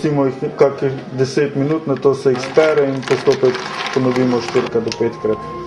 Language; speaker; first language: Slovenian; native; Slovenian